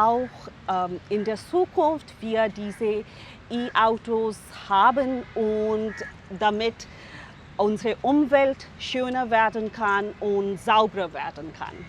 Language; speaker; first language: German; non-native, fluent; Urdu